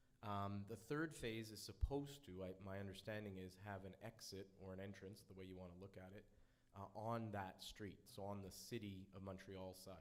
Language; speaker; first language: English; native; English